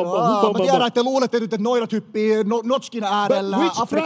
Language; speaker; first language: Finnish; native; Finnish